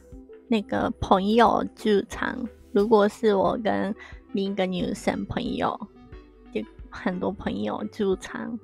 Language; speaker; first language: Chinese; non-native, fluent; Japanese